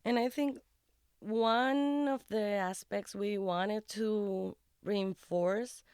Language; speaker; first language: English; non-native, fluent; Spanish